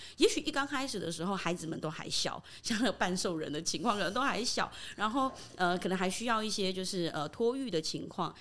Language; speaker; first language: Chinese; early bilingual, other home language; Burmese